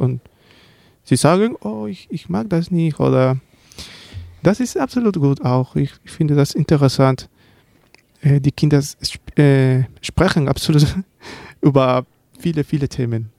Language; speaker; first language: German; non-native, learner; Spanish